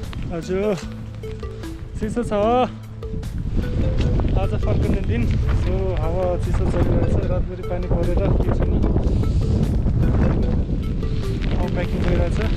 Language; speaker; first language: Nepali; non-native, local second language; Tibetan